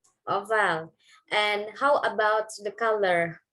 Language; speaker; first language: English; non-native, learner; Indonesian